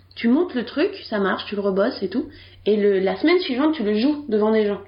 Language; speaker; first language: French; native; French